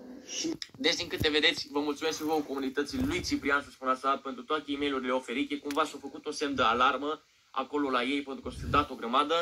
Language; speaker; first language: Romanian; native; Romanian